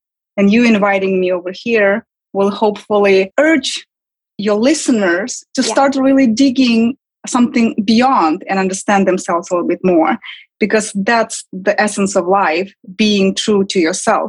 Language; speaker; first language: English; non-native, fluent; Kazakh